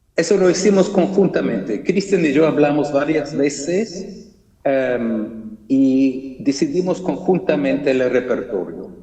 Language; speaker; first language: Spanish; early bilingual, heritage; German